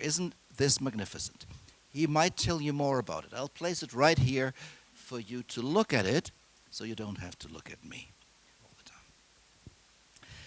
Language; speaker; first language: English; non-native, fluent; German